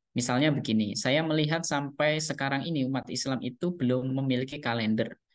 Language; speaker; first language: Indonesian; non-native, local second language; Javanese